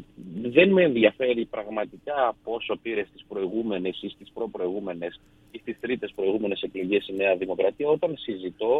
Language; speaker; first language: Greek; native; Greek